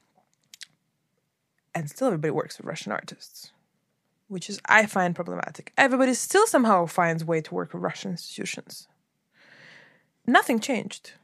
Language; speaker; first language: English; non-native, fluent; Ukrainian